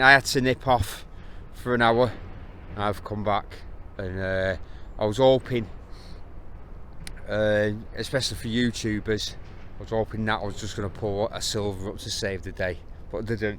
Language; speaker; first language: English; native; English